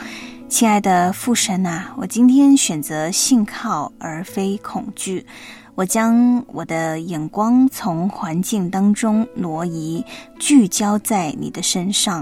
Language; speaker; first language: Chinese; native; Chinese